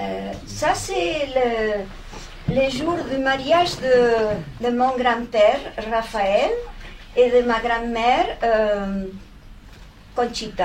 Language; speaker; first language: French; non-native, fluent; Spanish